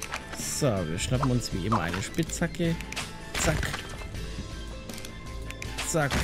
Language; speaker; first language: German; native; German